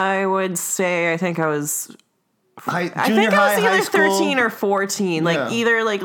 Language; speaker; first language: English; non-native, fluent; Russian